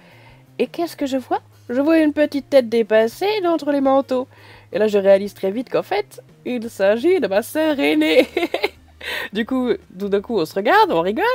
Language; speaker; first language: French; native; French